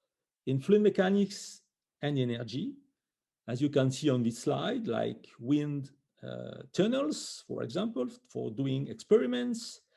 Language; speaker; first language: English; non-native, fluent; French